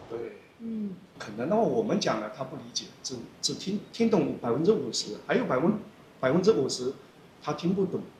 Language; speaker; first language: Chinese; native; Chinese